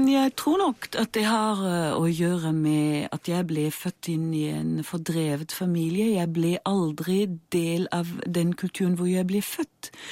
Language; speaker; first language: Norwegian; non-native, fluent; German